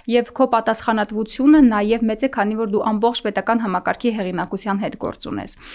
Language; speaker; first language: Armenian; native; Armenian